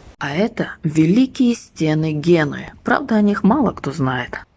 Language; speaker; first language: Russian; native; Russian